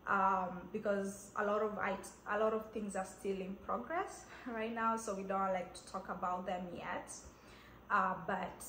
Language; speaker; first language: English; non-native, local second language; Kamba